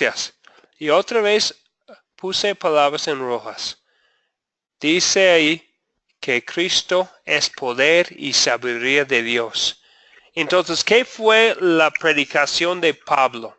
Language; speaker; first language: Spanish; non-native, fluent; English